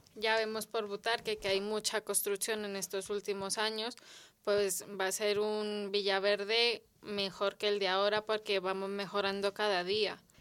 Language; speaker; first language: Spanish; native; Spanish